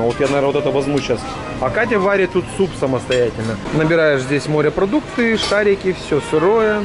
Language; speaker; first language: Russian; native; Russian